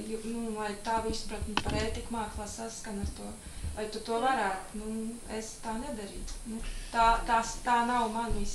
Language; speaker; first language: Latvian; native; Latvian